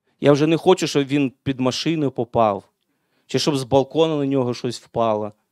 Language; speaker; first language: Ukrainian; non-native, local second language; Russian